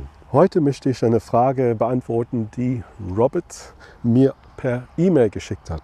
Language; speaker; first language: German; non-native, fluent; English